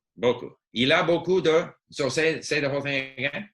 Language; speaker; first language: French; non-native, fluent; English